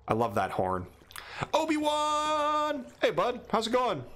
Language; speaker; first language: English; native; English